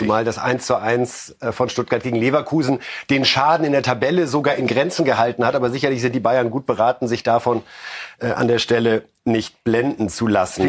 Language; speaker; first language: German; native; German